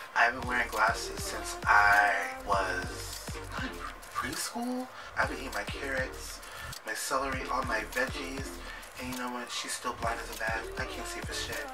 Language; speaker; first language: English; native; English